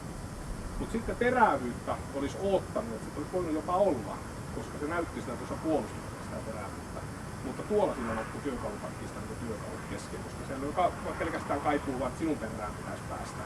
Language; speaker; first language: Finnish; native; Finnish